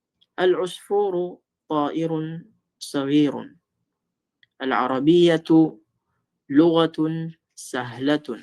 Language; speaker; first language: Arabic; non-native, fluent; Filipino